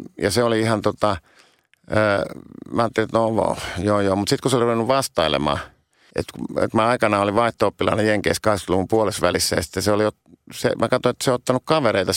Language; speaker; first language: Finnish; native; Finnish